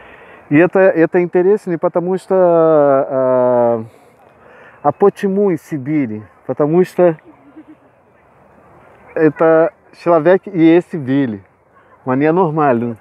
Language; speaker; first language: Russian; non-native, learner; Portuguese